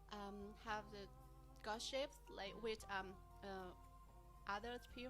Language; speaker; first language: English; non-native, learner; Vietnamese